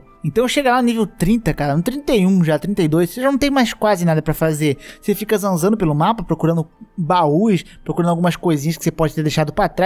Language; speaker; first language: Portuguese; native; Portuguese